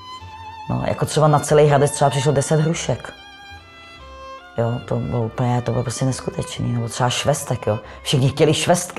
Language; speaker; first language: Czech; native; Czech